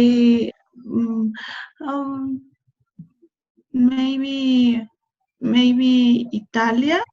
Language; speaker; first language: English; non-native, learner; Spanish